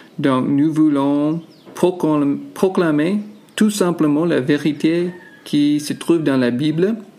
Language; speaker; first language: French; non-native, fluent; English